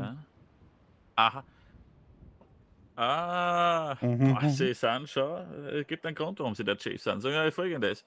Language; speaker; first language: German; native; German